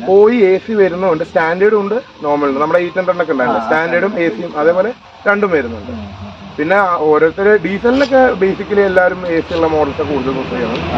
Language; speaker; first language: Malayalam; early bilingual, heritage; Malayalam